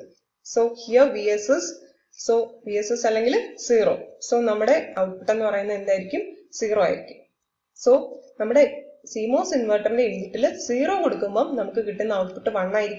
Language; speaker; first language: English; non-native, local second language; Malayalam